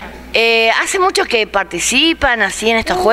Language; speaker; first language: Spanish; native; Spanish